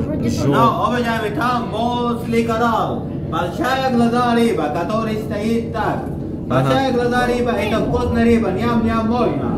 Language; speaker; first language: Russian; non-native, learner; Arabic